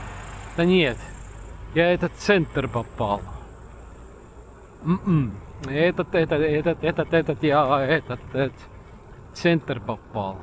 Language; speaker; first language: Russian; non-native, learner; Estonian